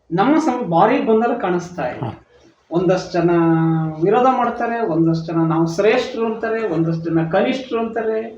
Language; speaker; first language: Kannada; native; Kannada